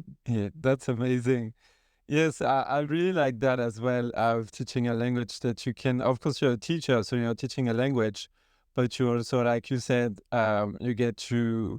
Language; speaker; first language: English; non-native, fluent; French